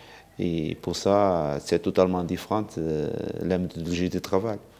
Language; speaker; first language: French; non-native, fluent; Portuguese